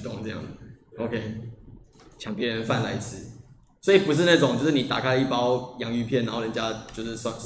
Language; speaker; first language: Chinese; native; Chinese